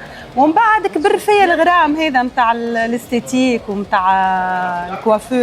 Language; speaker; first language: Arabic; native; Arabic